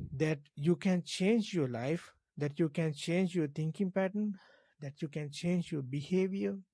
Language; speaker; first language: English; non-native, local second language; Sinhala